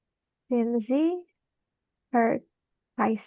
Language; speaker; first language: German; non-native, learner; Indonesian